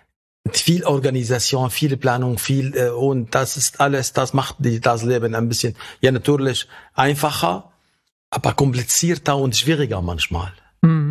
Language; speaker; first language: German; non-native, fluent; Arabic